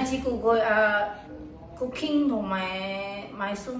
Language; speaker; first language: Cantonese; non-native, learner; Indonesian